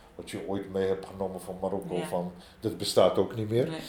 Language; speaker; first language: Dutch; early bilingual, other home language; Arabic